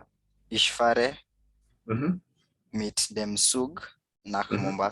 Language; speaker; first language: German; non-native, learner; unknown